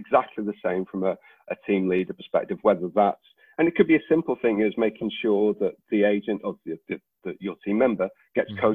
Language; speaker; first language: English; native; English